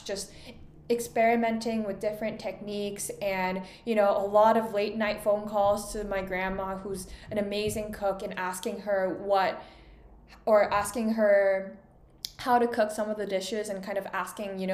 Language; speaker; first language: English; non-native, fluent; Korean